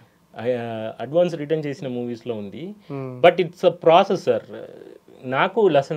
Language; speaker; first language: Telugu; non-native, fluent; Tamil